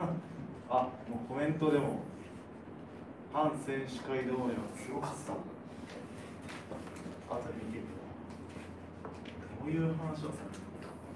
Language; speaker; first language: Japanese; native; Japanese